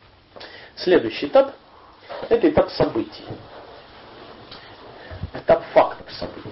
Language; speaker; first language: Russian; native; Russian